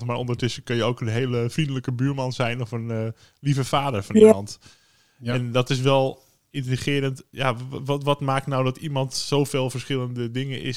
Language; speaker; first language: Dutch; native; Dutch